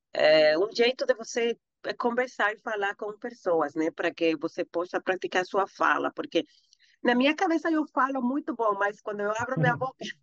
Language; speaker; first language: Portuguese; non-native, learner; Spanish